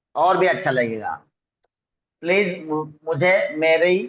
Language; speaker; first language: Hindi; non-native, local second language; Marathi